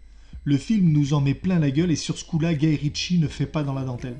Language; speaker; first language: French; native; French